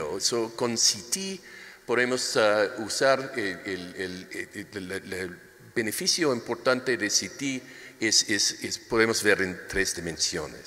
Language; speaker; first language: Spanish; non-native, learner; English